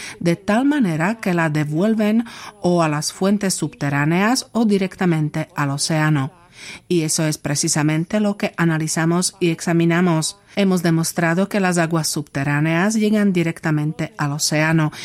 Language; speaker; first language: Spanish; non-native, fluent; Slovak